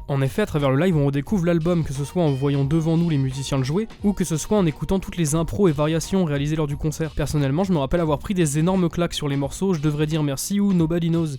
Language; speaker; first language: French; native; French